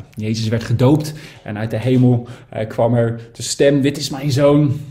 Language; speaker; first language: Dutch; native; Dutch